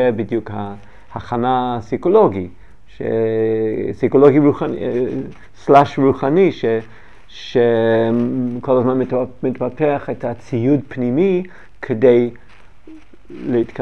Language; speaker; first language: Hebrew; non-native, learner; English